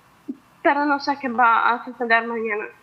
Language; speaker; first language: Spanish; non-native, fluent; Ukrainian